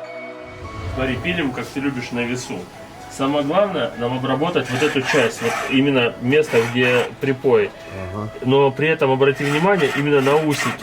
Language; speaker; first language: Russian; native; Russian